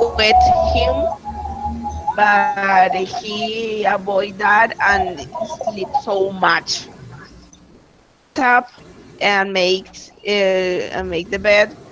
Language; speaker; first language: English; non-native, learner; Spanish